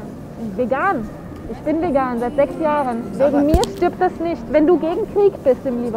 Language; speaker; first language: German; native; German